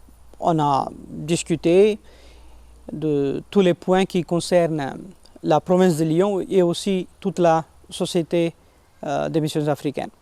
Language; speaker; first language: French; non-native, fluent; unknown